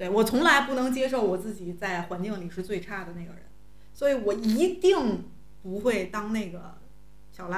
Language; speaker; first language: Chinese; native; Chinese